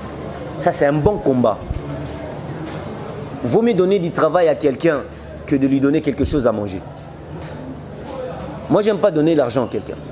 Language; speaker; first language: French; non-native, local second language; Lingala